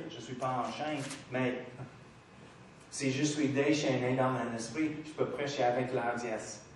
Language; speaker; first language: French; non-native, fluent; English